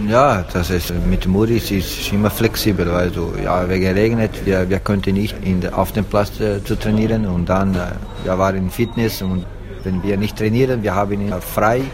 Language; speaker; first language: German; non-native, learner; Portuguese